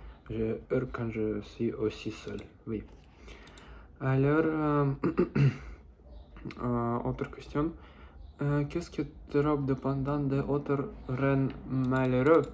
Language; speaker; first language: French; non-native, learner; Russian